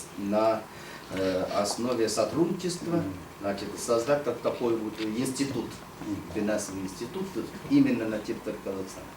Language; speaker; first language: Russian; non-native, fluent; Chinese